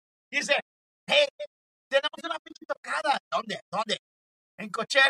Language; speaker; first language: Spanish; early bilingual, heritage; Spanish